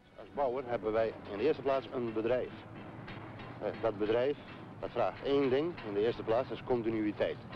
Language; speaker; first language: Dutch; non-native, local second language; Western Frisian